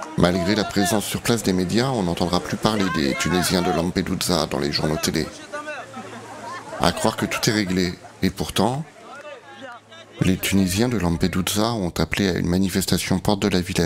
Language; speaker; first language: French; native; French